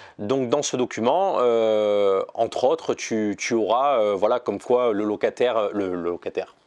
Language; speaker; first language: French; native; French